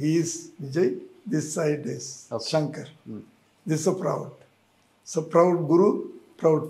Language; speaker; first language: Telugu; non-native, learner; Tamil